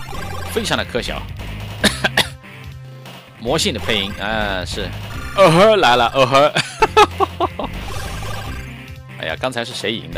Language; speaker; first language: Chinese; native; Chinese